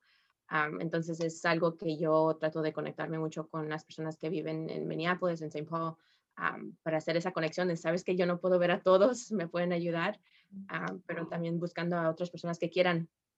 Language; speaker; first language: Spanish; early bilingual, heritage; Spanish